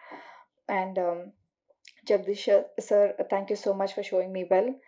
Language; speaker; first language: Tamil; non-native, learner; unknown